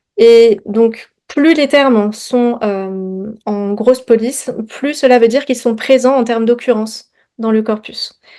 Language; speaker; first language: French; native; French